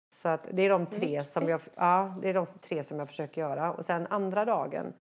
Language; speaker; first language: Swedish; native; Swedish